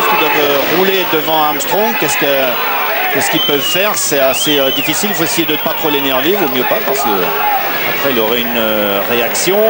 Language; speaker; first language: French; native; French